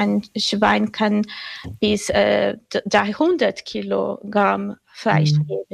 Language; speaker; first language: German; non-native, fluent; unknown